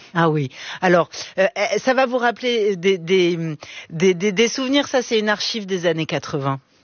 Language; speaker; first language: French; native; French